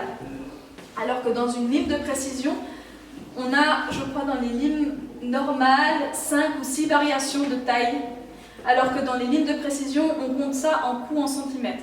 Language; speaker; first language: French; native; French